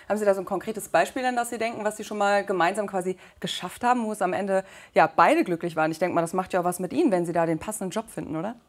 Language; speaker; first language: German; native; German